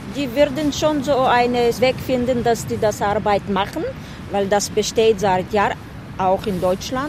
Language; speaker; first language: German; non-native, learner; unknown